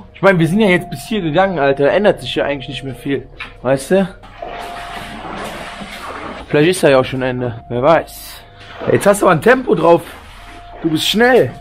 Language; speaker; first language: German; native; German